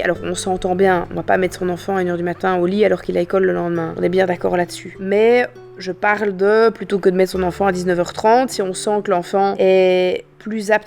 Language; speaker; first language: French; native; French